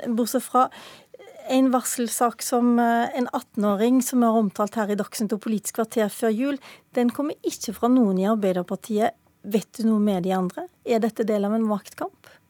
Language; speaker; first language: Norwegian; native; Norwegian